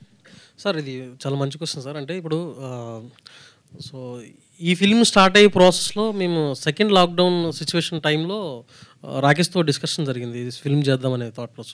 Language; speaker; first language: Telugu; native; Telugu